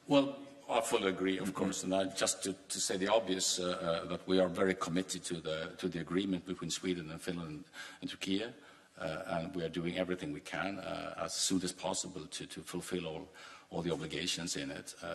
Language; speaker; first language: English; non-native, fluent; Swedish